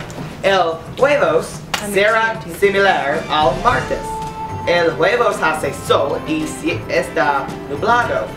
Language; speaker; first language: Spanish; non-native, learner; English